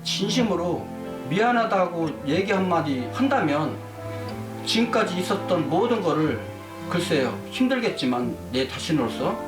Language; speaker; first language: Korean; native; Korean